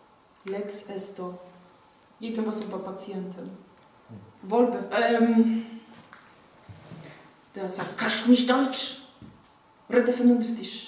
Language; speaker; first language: German; non-native, fluent; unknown